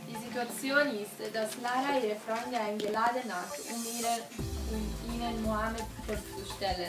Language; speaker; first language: German; non-native, learner; Italian